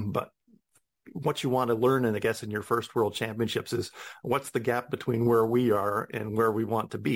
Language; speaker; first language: English; native; English